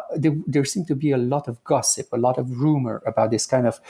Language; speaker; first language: English; non-native, fluent; Romanian